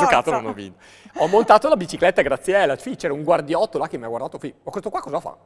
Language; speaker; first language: Italian; native; Italian